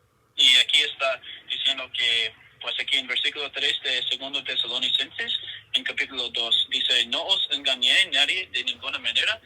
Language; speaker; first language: Spanish; non-native, fluent; English